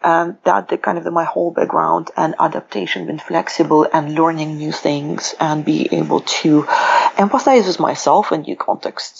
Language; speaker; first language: English; non-native, fluent; Russian